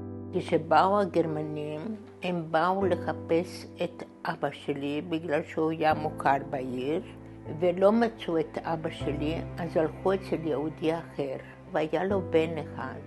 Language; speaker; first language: Hebrew; non-native, fluent; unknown